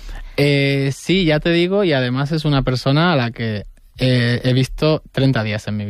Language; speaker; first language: Spanish; native; Spanish